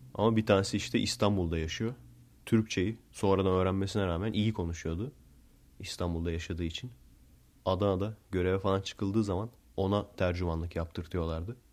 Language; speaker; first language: Turkish; early bilingual, heritage; Turkish